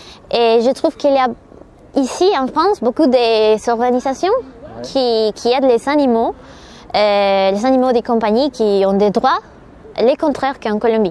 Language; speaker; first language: French; non-native, learner; Spanish